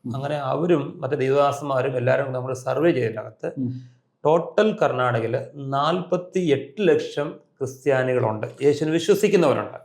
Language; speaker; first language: Malayalam; native; Malayalam